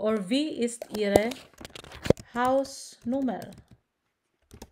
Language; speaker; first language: German; non-native, learner; Filipino